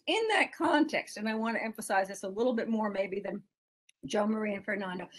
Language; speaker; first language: English; native; English